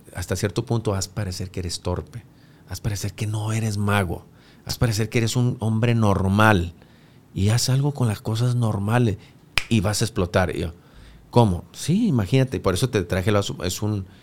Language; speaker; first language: Spanish; native; Spanish